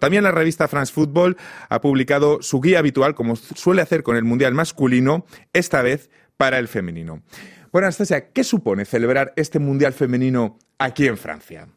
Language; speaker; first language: Spanish; native; Spanish